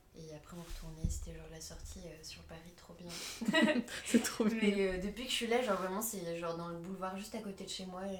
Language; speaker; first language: French; native; French